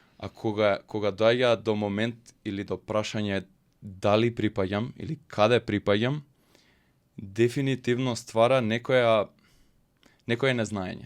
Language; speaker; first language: Macedonian; early bilingual, heritage; Macedonian